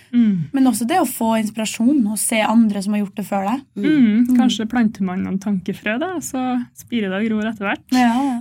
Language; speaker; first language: Norwegian; native; Norwegian